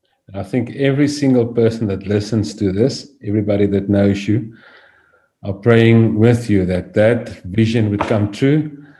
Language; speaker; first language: English; non-native, local second language; Afrikaans